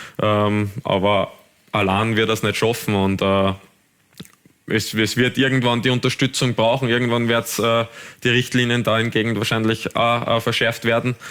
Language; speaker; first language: German; native; German